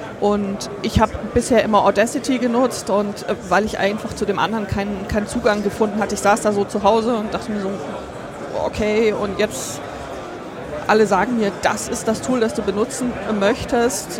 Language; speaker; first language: German; native; German